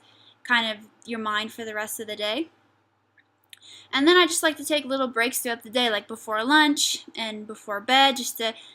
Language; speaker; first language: English; native; English